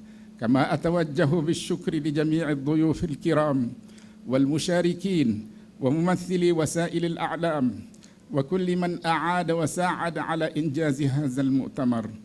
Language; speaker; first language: Arabic; non-native, fluent; Malay